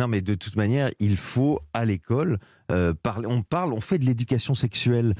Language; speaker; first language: French; native; French